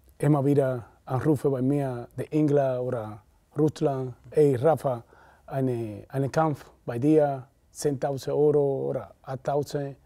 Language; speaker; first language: German; non-native, learner; Spanish